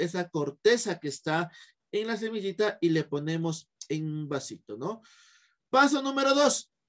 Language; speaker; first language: Spanish; native; Spanish